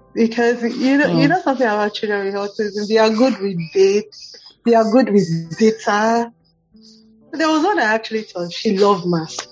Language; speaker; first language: English; non-native, local second language; Igbo